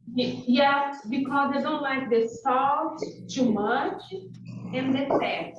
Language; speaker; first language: English; non-native, learner; Portuguese